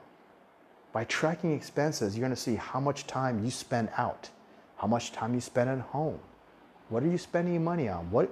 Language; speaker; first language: English; early bilingual, other home language; Min Nan Chinese